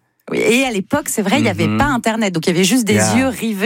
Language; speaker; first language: French; native; French